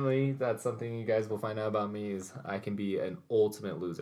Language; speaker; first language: English; native; English